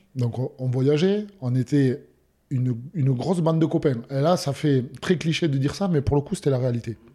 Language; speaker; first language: French; native; French